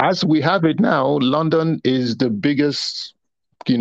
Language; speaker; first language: English; non-native, local second language; Yoruba